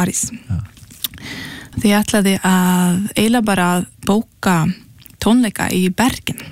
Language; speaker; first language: Icelandic; early bilingual, heritage; Icelandic